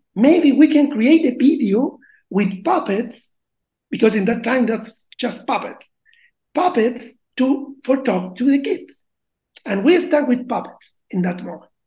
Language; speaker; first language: English; non-native, learner; Spanish